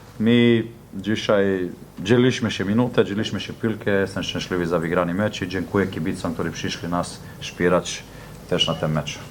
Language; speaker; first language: Polish; non-native, learner; Slovenian